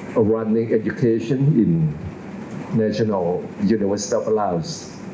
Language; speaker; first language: English; non-native, fluent; Thai